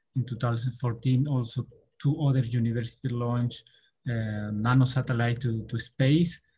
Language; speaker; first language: English; non-native, learner; Spanish